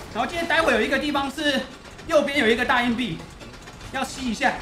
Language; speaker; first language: Chinese; native; Chinese